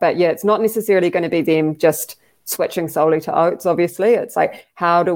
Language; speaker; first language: English; native; English